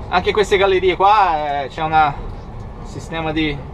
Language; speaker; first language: Italian; non-native, fluent; Portuguese